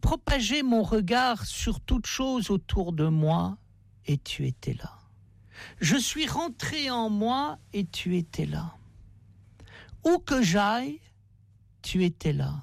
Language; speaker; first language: French; native; French